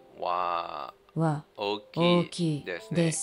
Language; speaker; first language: Japanese; non-native, learner; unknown